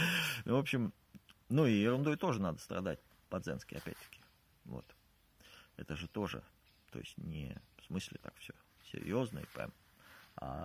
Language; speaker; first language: Russian; native; Russian